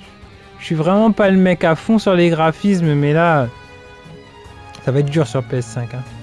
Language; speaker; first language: French; native; French